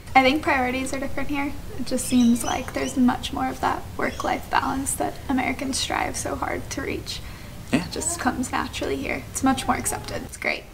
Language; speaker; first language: English; native; English